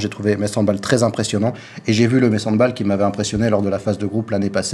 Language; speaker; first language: French; native; French